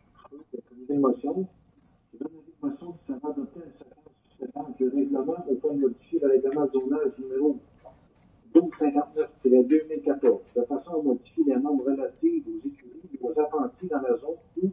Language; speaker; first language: French; native; French